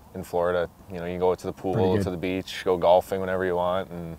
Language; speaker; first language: English; native; English